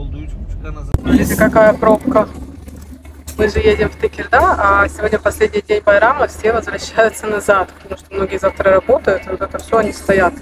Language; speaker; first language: Russian; native; Russian